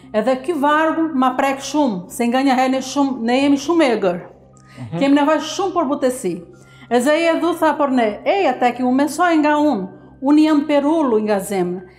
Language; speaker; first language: Albanian; non-native, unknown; Portuguese